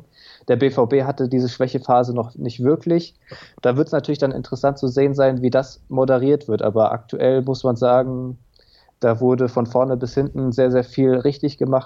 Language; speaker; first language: German; native; German